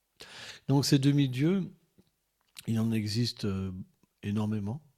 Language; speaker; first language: French; native; French